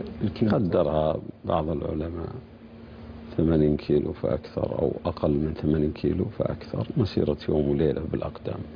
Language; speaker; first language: Arabic; native; Arabic